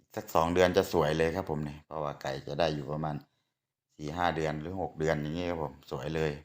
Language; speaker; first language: Thai; native; Thai